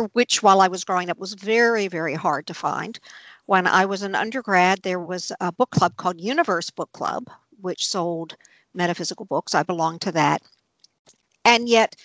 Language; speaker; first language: English; native; English